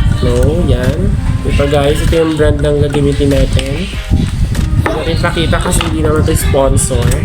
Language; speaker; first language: Filipino; native; Filipino